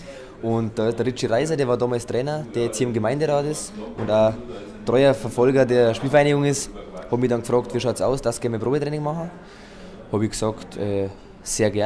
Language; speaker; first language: German; native; German